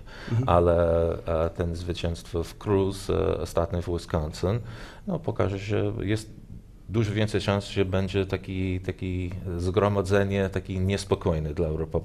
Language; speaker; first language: Polish; non-native, learner; English